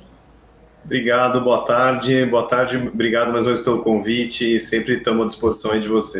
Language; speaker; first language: Portuguese; native; Portuguese